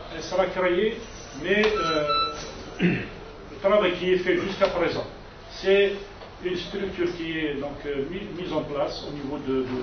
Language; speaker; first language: French; non-native, local second language; Kabyle